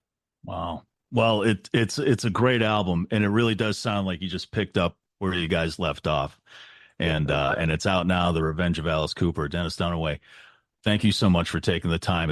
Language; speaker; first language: English; native; English